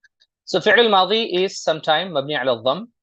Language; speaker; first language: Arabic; non-native, fluent; Urdu